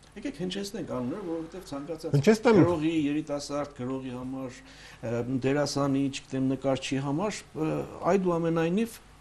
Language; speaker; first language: Armenian; native; Armenian